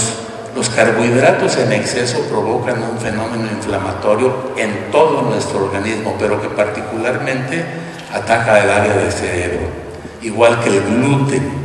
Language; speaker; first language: Spanish; native; Spanish